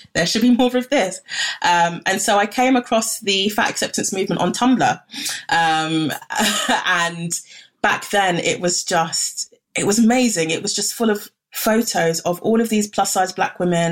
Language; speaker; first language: English; native; English